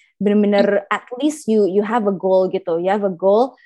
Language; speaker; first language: English; early bilingual, other home language; Indonesian